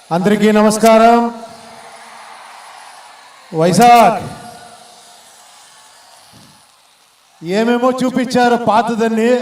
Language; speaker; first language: Telugu; non-native, local second language; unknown